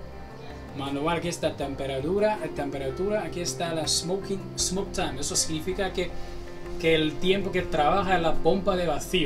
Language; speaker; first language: Spanish; non-native, learner; Chinese